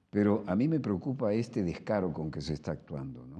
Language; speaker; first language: Spanish; native; Spanish